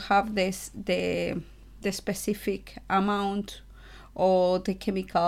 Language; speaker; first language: English; non-native, learner; Spanish